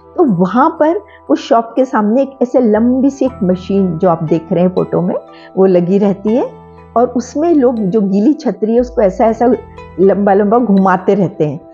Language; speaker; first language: Hindi; non-native, local second language; Marathi